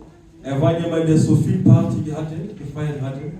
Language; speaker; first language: German; non-native, learner; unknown